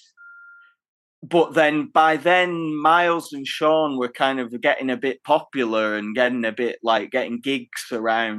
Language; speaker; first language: English; native; English